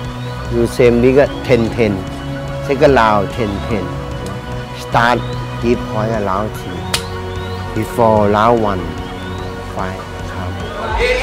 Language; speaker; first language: English; non-native, learner; Thai